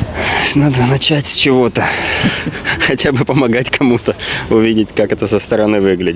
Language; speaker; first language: Russian; native; Russian